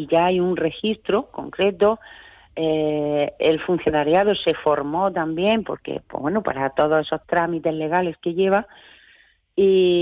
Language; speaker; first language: Spanish; native; Spanish